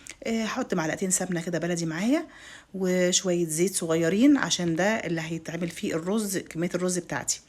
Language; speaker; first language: Arabic; native; Arabic